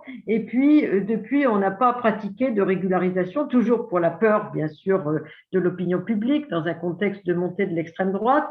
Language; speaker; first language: French; native; French